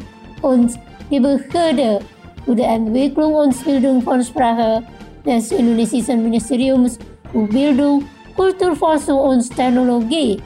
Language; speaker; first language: German; non-native, fluent; Indonesian